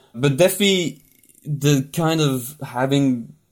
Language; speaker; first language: English; non-native, fluent; French